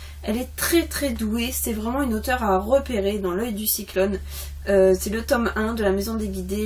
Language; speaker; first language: French; native; French